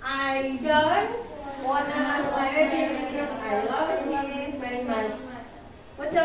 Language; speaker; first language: English; non-native, learner; Indonesian